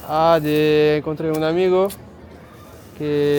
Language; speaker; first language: Spanish; non-native, learner; French